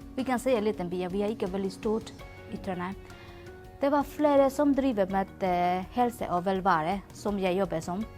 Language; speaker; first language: Norwegian; non-native, learner; Burmese